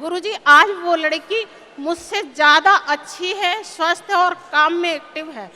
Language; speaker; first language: Hindi; native; Hindi